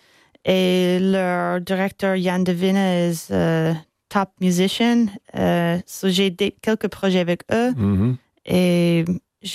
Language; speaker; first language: French; non-native, fluent; English